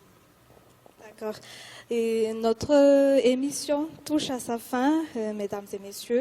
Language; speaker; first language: French; non-native, local second language; Malagasy